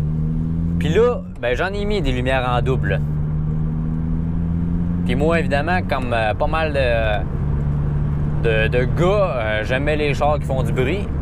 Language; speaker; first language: French; native; French